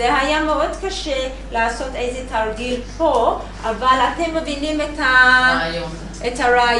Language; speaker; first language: Hebrew; non-native, learner; English